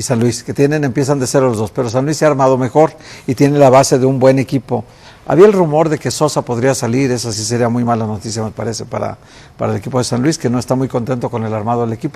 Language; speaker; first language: Spanish; native; Spanish